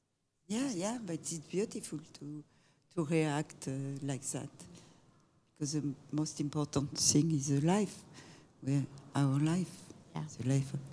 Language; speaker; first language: English; non-native, fluent; French